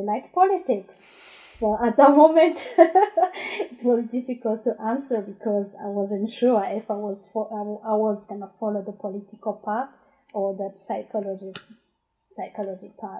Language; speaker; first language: English; non-native, fluent; Rundi